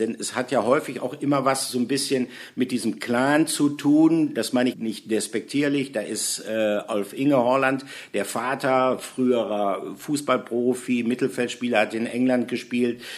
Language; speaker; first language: German; native; German